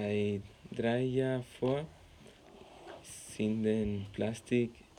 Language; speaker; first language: German; non-native, learner; Spanish